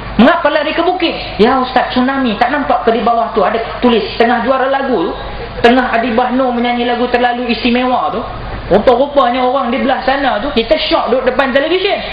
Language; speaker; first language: Malay; native; Malay